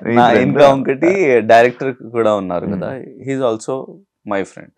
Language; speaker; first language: Telugu; non-native, learner; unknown